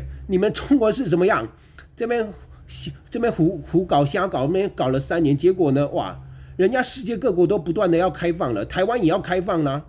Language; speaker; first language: Chinese; native; Chinese